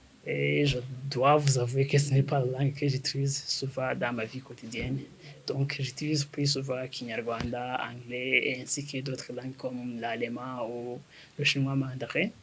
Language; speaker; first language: French; non-native, local second language; Kinyarwanda